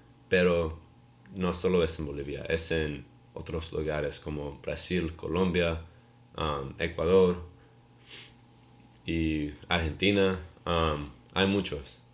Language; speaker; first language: Spanish; non-native, learner; English